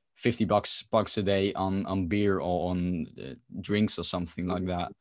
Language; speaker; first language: English; non-native, fluent; Dutch